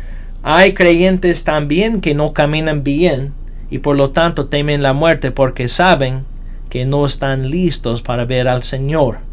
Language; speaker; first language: Spanish; non-native, fluent; English